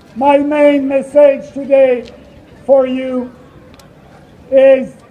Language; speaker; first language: English; non-native, fluent; French